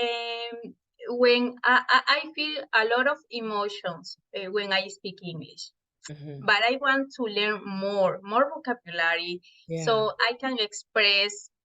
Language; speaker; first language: English; non-native, fluent; Spanish